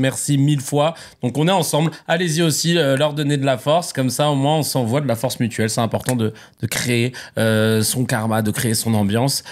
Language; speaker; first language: French; native; French